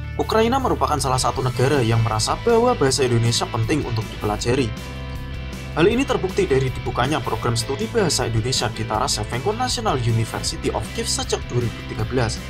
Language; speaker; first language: Indonesian; native; Indonesian